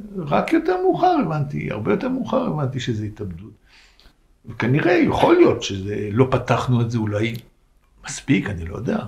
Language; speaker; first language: Hebrew; non-native, fluent; French